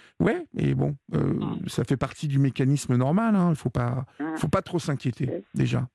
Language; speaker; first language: French; native; French